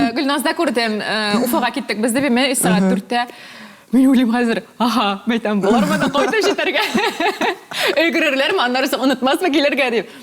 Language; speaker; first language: Tatar; native; Tatar